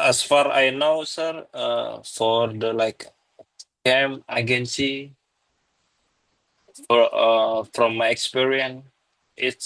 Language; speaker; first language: English; non-native, learner; Indonesian